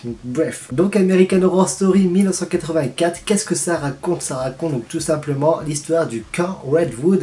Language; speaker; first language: French; native; French